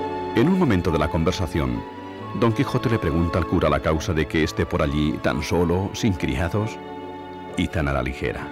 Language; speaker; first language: Spanish; native; Spanish